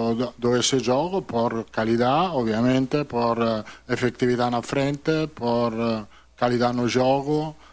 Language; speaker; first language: Portuguese; non-native, learner; Italian